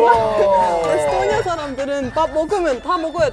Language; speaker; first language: Korean; non-native, fluent; Estonian